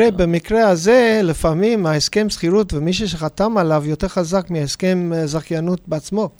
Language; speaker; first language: Hebrew; non-native, fluent; English